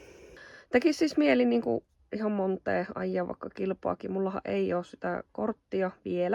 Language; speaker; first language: Finnish; native; Finnish